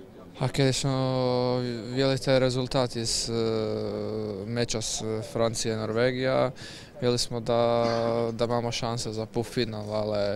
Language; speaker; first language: Polish; non-native, learner; Croatian